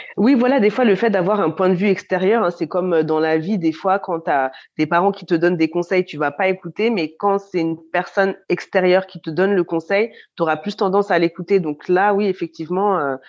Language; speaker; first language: French; native; French